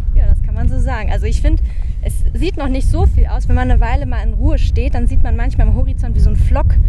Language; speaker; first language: German; native; German